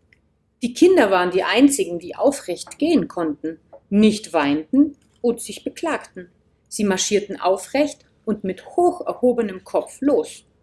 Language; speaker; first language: German; native; German